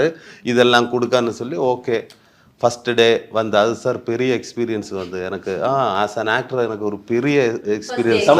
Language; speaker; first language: Tamil; non-native, learner; Malayalam